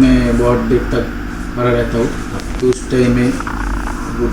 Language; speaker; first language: Hindi; non-native, local second language; Bangla